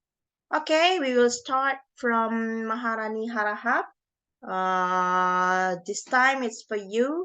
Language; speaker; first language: English; non-native, learner; Indonesian